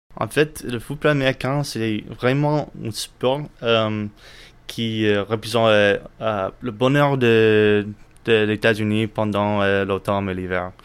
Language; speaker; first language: French; non-native, learner; English